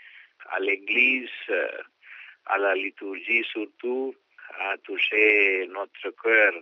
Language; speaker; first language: French; non-native, fluent; Sinhala